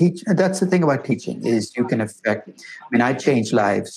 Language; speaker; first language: English; non-native, local second language; Tamil